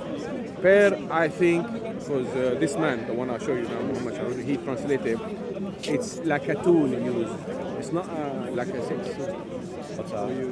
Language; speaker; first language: English; non-native, fluent; Arabic